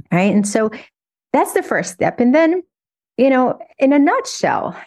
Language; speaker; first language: English; non-native, fluent; Portuguese